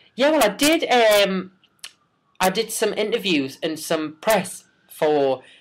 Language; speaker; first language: English; native; English